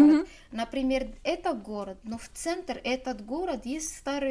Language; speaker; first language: Russian; non-native, learner; Arabic